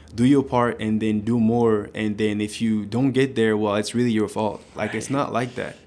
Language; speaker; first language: English; non-native, fluent; French